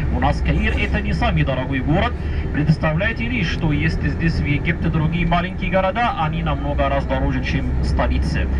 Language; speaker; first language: Russian; non-native, fluent; Arabic